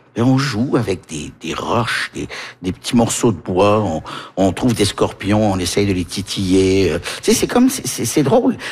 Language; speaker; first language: French; early bilingual, heritage; French